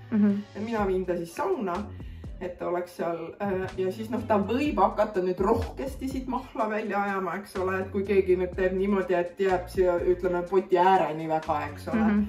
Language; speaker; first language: Estonian; native; Estonian